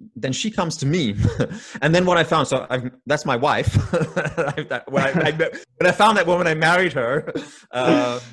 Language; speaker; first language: English; native; English